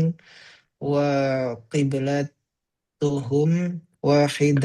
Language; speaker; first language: Arabic; non-native, learner; Indonesian